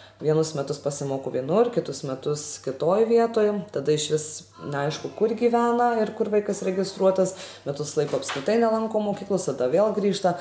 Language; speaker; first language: Lithuanian; native; Lithuanian